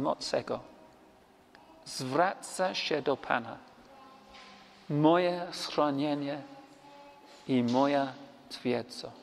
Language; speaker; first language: Polish; non-native, learner; English